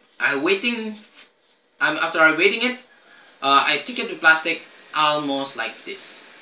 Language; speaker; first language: English; non-native, learner; Indonesian